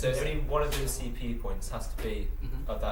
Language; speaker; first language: English; native; English